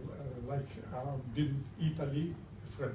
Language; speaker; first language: English; non-native, learner; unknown